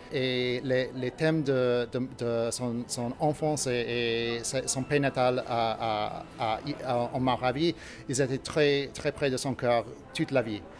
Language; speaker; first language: French; non-native, learner; English